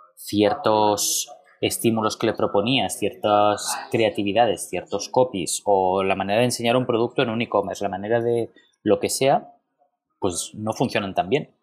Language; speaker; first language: Spanish; native; Spanish